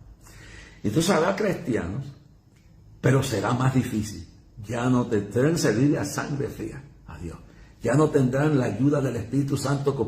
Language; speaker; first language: Spanish; native; Spanish